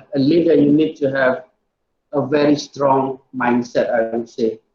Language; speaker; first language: English; non-native, local second language; Malay